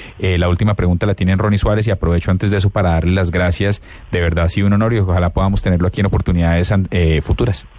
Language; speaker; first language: Spanish; native; Spanish